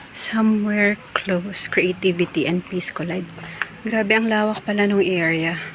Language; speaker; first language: Filipino; non-native, local second language; Iloko